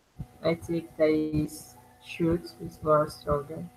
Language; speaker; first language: English; non-native, learner; Spanish